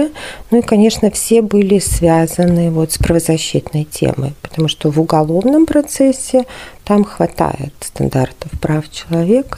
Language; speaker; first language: Russian; native; Russian